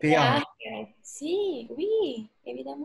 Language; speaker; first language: French; non-native, fluent; Spanish